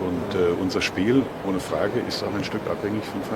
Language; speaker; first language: German; native; German